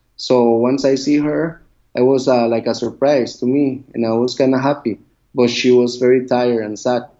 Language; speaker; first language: English; non-native, learner; Spanish